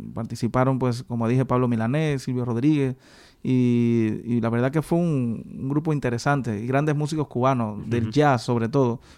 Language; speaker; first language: Spanish; native; Spanish